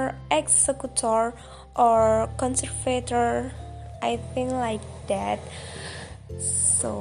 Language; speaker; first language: English; non-native, local second language; Indonesian